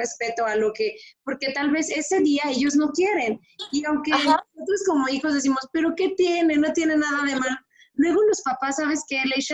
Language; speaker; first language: Spanish; native; Spanish